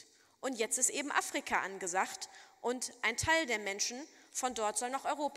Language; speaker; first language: German; native; German